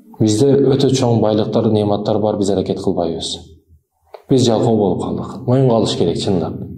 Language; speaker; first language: Kyrgyz; native; Kyrgyz